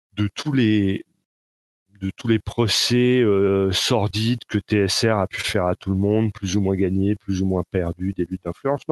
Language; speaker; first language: French; native; French